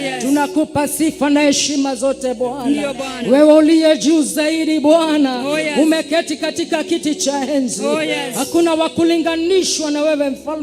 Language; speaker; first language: Swahili; non-native, local second language; Kikuyu